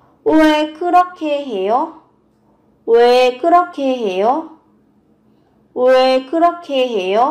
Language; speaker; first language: Korean; non-native, fluent; Vietnamese